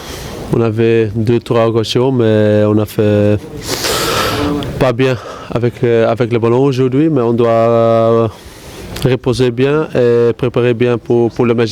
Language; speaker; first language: French; non-native, learner; Dutch